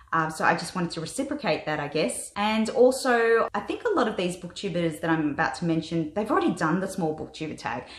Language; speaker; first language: English; native; English